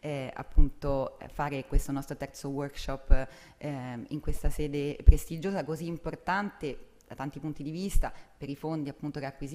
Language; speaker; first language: Italian; native; Italian